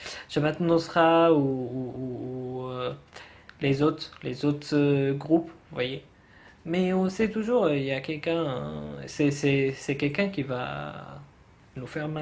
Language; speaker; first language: French; non-native, fluent; Arabic